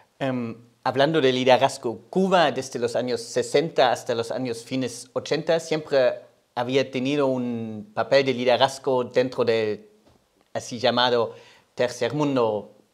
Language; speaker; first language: Spanish; non-native, fluent; German